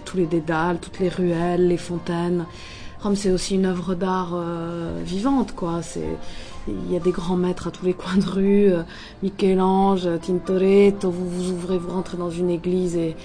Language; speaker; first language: French; non-native, fluent; Italian